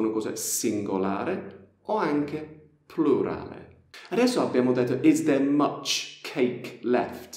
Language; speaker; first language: Italian; non-native, fluent; English